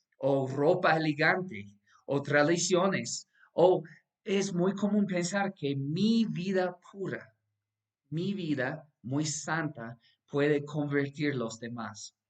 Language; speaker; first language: Spanish; non-native, fluent; English